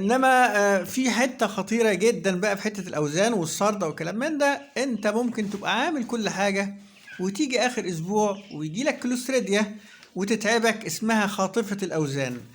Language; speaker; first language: Arabic; native; Arabic